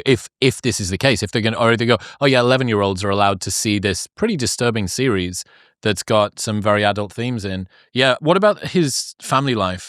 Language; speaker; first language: English; native; English